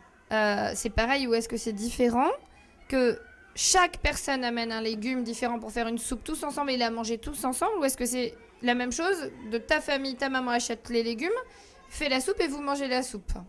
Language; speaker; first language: French; native; French